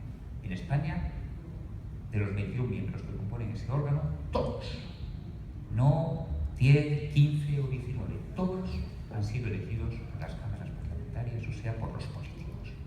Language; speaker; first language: Spanish; native; Spanish